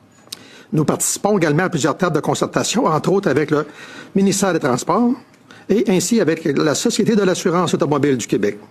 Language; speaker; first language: French; native; French